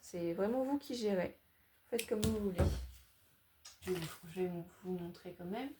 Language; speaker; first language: French; native; French